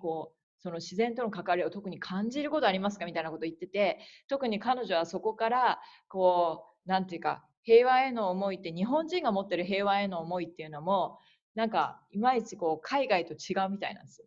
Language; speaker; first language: Japanese; native; Japanese